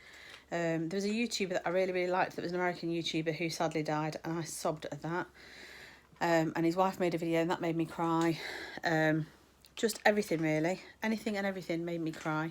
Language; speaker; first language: English; native; English